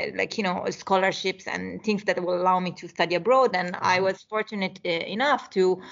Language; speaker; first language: English; non-native, fluent; Italian